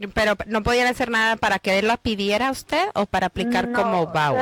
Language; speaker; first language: Spanish; native; Spanish